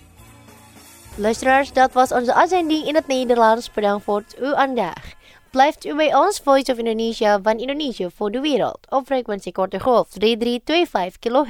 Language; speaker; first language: Dutch; non-native, fluent; Indonesian